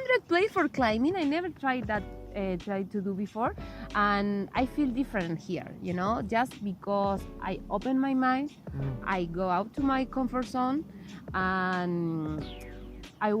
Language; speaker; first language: English; non-native, learner; Spanish